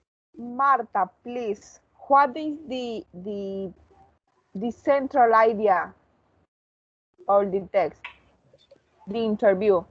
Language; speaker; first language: English; non-native, learner; Spanish